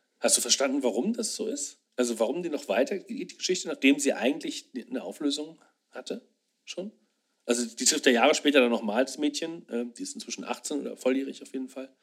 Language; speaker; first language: German; native; German